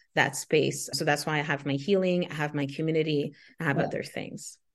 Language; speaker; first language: English; non-native, fluent; Haitian Creole